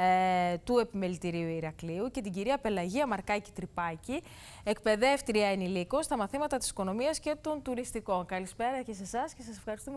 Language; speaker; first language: Greek; native; Greek